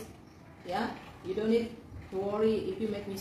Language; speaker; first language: English; non-native, learner; Indonesian